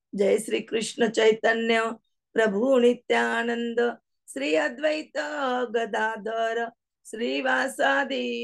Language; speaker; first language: Hindi; non-native, local second language; Marathi